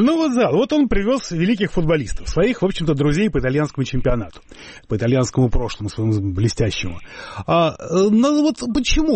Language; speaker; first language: Russian; native; Russian